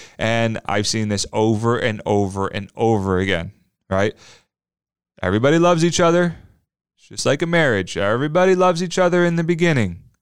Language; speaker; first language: English; native; English